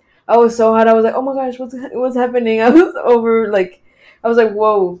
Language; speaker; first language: English; early bilingual, other home language; Spanish